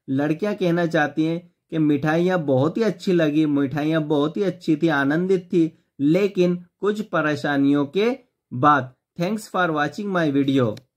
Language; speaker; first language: Hindi; native; Hindi